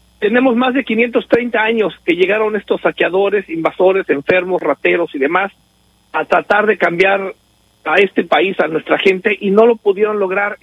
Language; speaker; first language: Spanish; native; Spanish